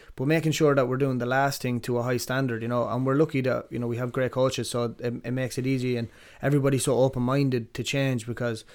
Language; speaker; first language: English; native; English